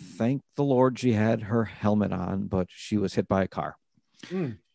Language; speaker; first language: English; native; English